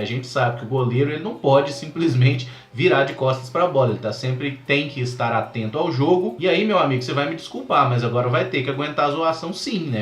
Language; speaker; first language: Portuguese; native; Portuguese